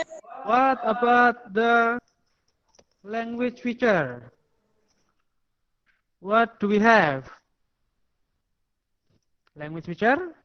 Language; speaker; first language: English; non-native, fluent; Indonesian